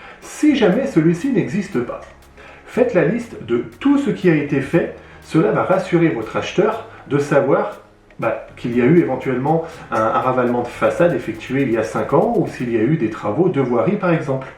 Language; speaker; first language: French; native; French